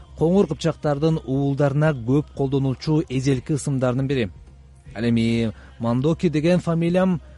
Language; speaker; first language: Kyrgyz; non-native, fluent; Hungarian